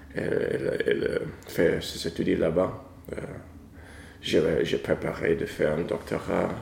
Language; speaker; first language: French; non-native, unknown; English